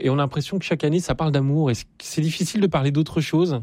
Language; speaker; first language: French; native; French